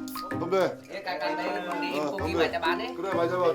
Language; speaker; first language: Korean; native; Korean